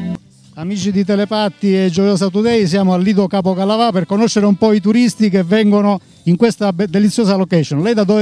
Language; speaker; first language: Italian; native; Italian